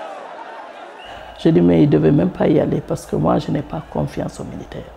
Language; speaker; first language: French; non-native, local second language; Fula